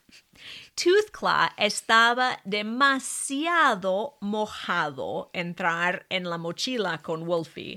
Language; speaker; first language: Spanish; non-native, fluent; English